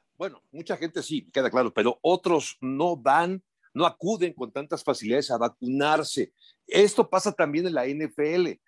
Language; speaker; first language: Spanish; native; Spanish